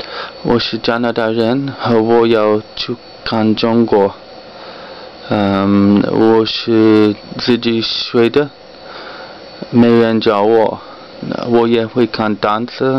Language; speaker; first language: Chinese; non-native, learner; English